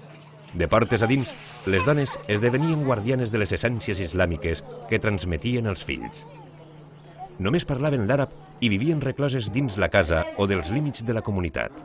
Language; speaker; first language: Catalan; native; Catalan